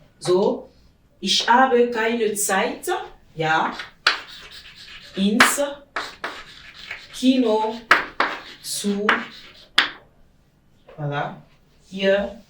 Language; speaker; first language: German; non-native, learner; French